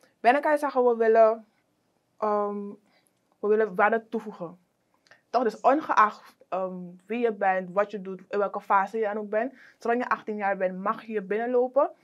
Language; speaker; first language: Dutch; native; Dutch